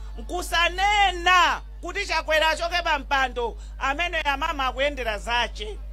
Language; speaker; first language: Nyanja; non-native, local second language; Yao